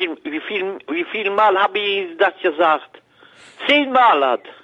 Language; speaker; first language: German; non-native, learner; French